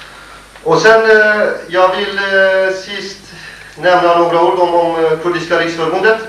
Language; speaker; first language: Swedish; non-native, fluent; Kurdish